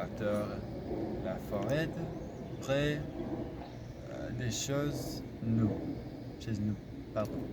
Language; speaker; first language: French; non-native, learner; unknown